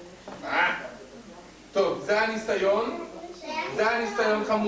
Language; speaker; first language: Hebrew; native; Hebrew